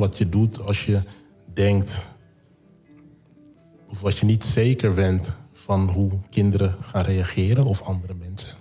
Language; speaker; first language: Dutch; native; Dutch